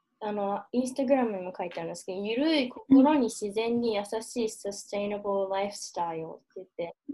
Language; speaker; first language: Japanese; early bilingual, heritage; Japanese